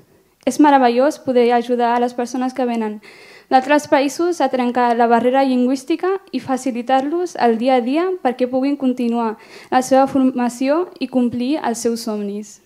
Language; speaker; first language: Catalan; early bilingual, other home language; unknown